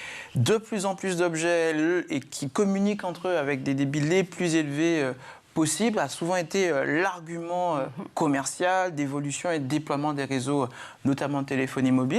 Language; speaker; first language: French; native; French